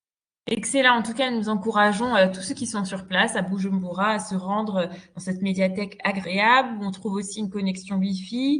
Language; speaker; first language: French; native; French